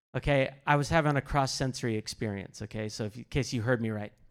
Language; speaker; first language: English; native; English